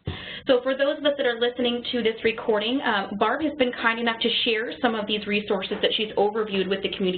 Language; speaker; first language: English; native; English